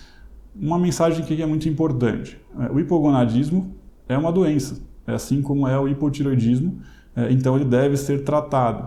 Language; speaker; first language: Portuguese; native; Portuguese